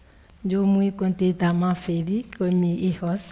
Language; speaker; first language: Spanish; non-native, learner; French